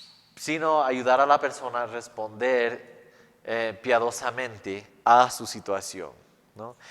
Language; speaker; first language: Spanish; non-native, fluent; English